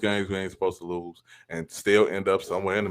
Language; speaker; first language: English; native; English